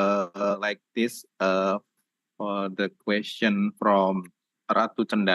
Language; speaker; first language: English; non-native, learner; Indonesian